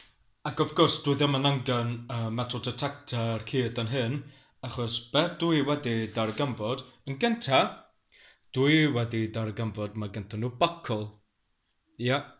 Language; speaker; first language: Welsh; non-native, learner; English